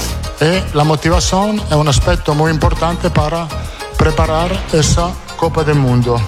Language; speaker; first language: Portuguese; non-native, fluent; Italian